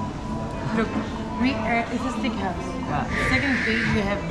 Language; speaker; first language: English; non-native, learner; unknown